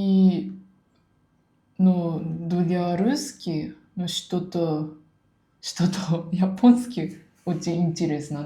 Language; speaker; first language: Russian; non-native, learner; Japanese